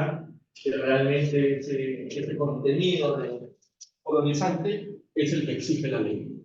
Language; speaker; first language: Spanish; native; Spanish